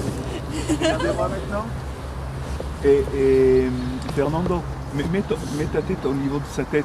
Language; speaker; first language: French; native; French